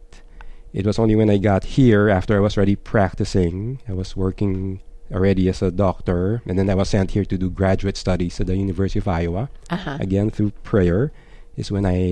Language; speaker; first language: English; non-native, local second language; Filipino